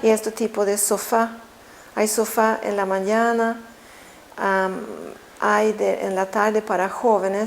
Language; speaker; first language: Spanish; non-native, fluent; Swedish